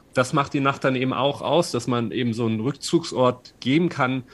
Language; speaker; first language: German; native; German